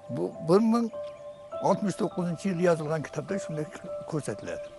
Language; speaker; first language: Uzbek; native; Uzbek